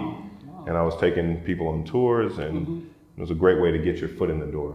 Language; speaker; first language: English; native; English